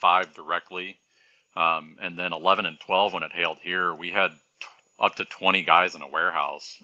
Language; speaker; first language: English; native; English